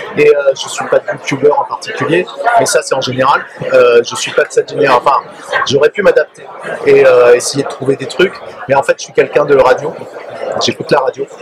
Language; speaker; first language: French; native; French